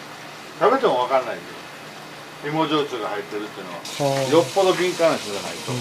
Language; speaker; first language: Japanese; native; Japanese